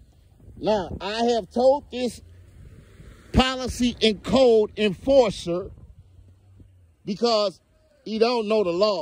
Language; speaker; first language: English; native; English